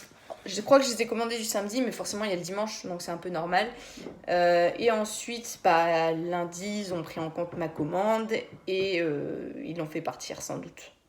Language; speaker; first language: French; native; French